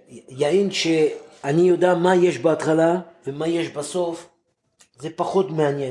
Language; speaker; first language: Hebrew; non-native, fluent; French